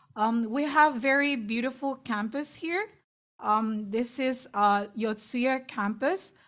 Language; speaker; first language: English; non-native, fluent; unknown